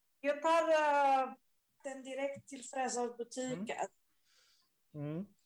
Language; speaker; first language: Swedish; non-native, learner; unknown